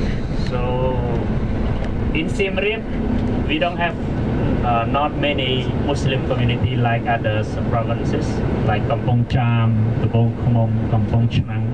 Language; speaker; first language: English; non-native, local second language; Khmer